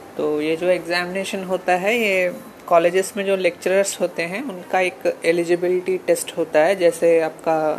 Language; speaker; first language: Hindi; non-native, local second language; Telugu